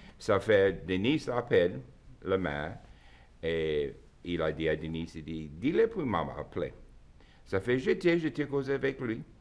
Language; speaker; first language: French; native; French